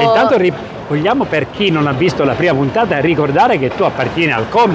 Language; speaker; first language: Italian; native; Italian